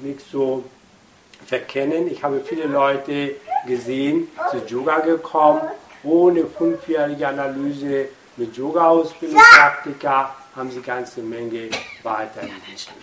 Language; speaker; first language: German; non-native, fluent; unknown